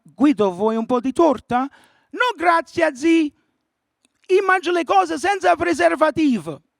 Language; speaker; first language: Italian; early bilingual, other home language; English